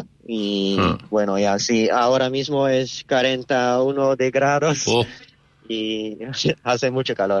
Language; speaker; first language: Spanish; non-native, learner; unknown